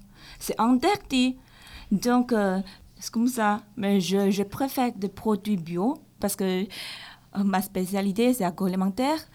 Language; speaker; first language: French; non-native, learner; Chinese